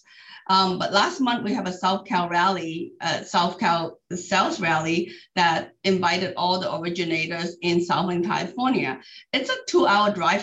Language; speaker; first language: English; non-native, local second language; Cantonese